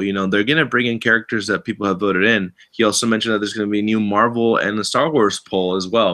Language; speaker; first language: English; native; English